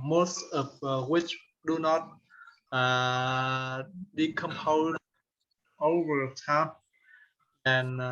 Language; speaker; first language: English; non-native, learner; Vietnamese